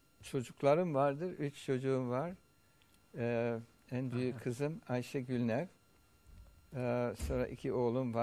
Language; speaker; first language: Turkish; early bilingual, heritage; Turkish